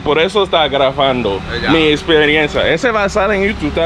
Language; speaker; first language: Spanish; non-native, learner; English